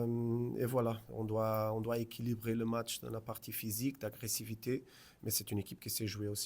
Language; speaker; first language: French; non-native, fluent; Portuguese